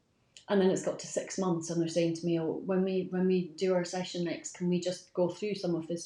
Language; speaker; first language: English; native; English